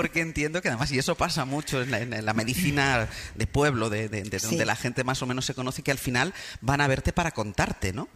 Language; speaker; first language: Spanish; native; Spanish